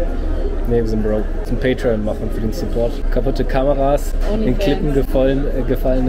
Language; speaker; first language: German; native; German